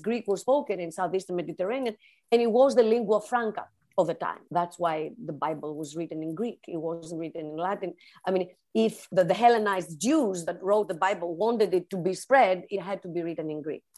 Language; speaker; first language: English; non-native, fluent; Greek